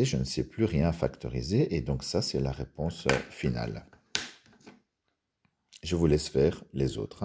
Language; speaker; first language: French; native; French